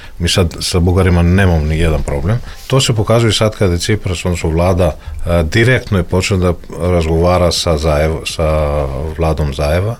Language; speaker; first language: Serbian; non-native, fluent; Greek